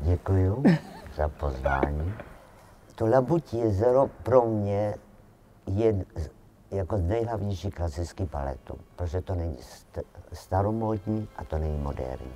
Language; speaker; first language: Czech; non-native, fluent; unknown